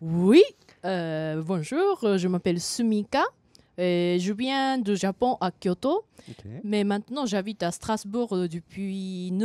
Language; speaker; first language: French; non-native, fluent; Japanese